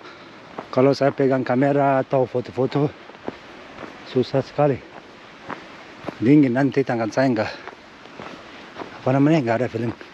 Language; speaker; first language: Indonesian; non-native, fluent; Persian